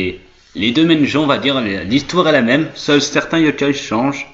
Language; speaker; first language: French; native; French